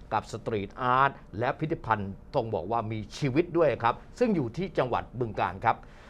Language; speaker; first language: Thai; native; Thai